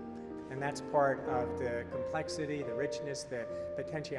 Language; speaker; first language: English; native; English